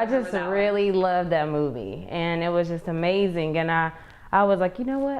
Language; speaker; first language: English; native; English